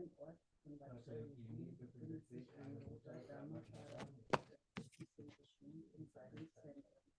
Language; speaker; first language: German; native; German